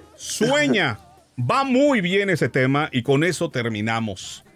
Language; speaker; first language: Spanish; native; Spanish